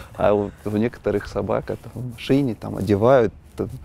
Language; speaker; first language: Russian; native; Russian